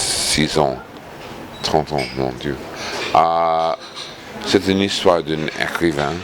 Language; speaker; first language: French; non-native, fluent; English